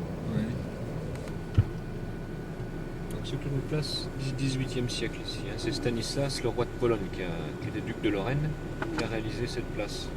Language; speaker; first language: French; native; French